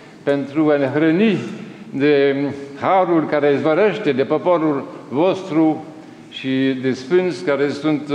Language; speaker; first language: Romanian; non-native, learner; French